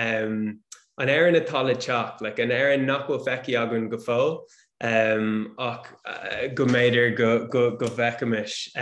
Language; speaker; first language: Irish; non-native, local second language; English